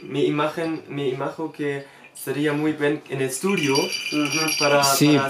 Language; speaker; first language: Spanish; non-native, learner; German